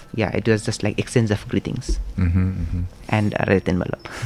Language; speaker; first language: English; non-native, local second language; Nepali